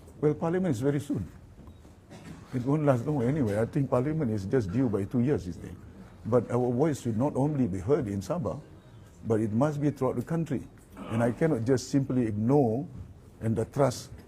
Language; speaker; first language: English; non-native, local second language; Malay